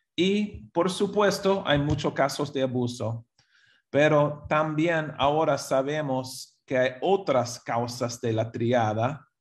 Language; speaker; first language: Spanish; non-native, fluent; English